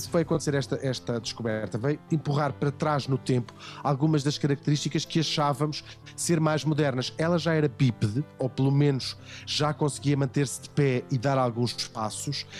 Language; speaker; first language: Portuguese; native; Portuguese